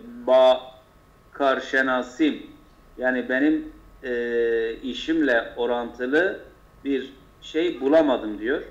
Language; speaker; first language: Turkish; non-native, local second language; Kurdish